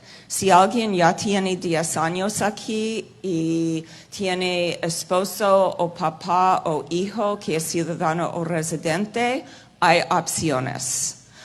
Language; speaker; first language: Spanish; non-native, fluent; English